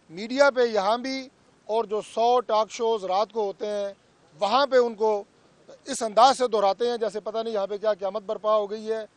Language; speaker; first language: Urdu; non-native, local second language; Punjabi